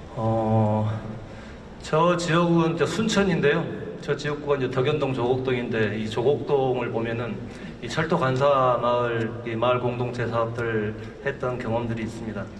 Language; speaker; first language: Korean; native; Korean